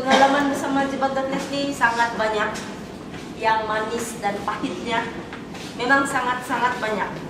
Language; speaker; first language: Malay; native; Malay